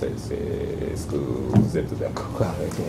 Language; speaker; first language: French; non-native, fluent; Japanese